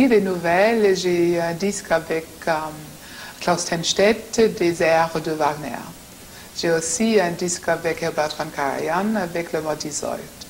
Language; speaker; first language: French; non-native, fluent; English